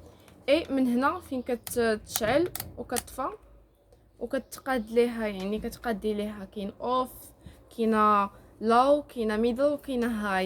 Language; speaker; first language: Arabic; native; Arabic